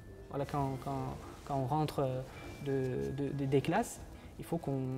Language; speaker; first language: French; non-native, fluent; Uzbek